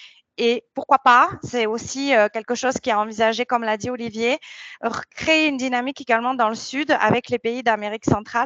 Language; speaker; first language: French; native; French